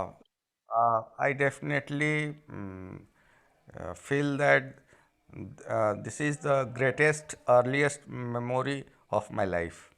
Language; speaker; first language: English; non-native, fluent; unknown